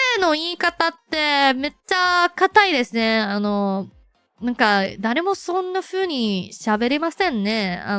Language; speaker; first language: Japanese; non-native, fluent; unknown